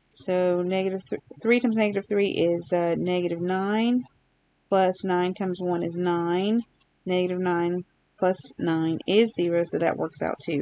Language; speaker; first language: English; native; English